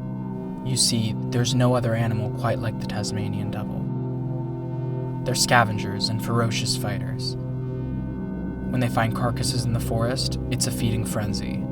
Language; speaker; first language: English; native; English